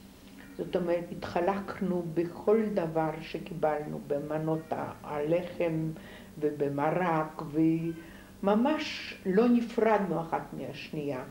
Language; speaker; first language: Hebrew; non-native, fluent; Polish